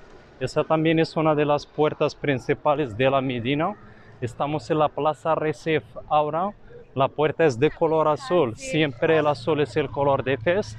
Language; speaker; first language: Spanish; non-native, fluent; Arabic